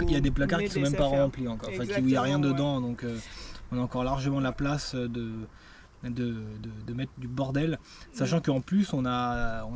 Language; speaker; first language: French; native; French